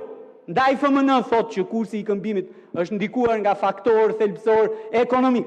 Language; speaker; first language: Albanian; native; Albanian